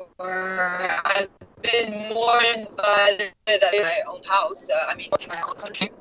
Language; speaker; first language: English; non-native, fluent; French